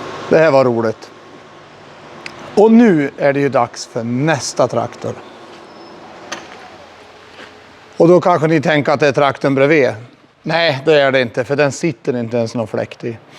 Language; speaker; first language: Swedish; native; Swedish